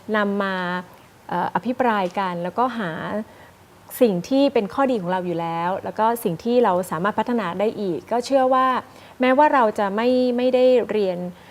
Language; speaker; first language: Thai; native; Thai